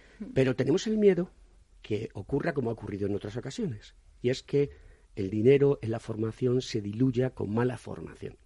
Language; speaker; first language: Spanish; native; Spanish